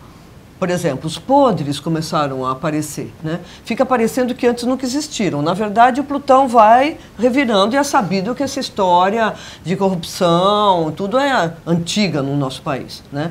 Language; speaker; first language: Portuguese; native; Portuguese